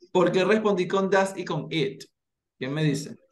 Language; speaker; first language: Spanish; native; Spanish